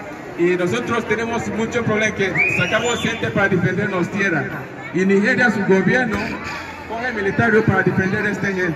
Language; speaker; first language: Spanish; non-native, learner; Igbo